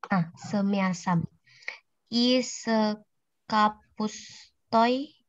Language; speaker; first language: Russian; non-native, learner; Indonesian